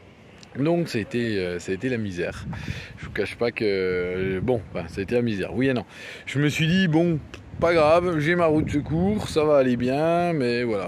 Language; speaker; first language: French; native; French